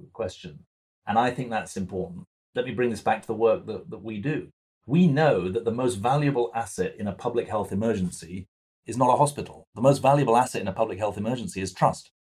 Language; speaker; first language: English; native; English